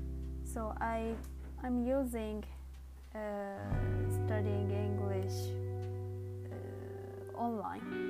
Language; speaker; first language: English; non-native, learner; Japanese